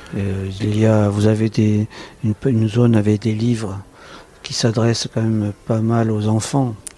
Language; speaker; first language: French; native; French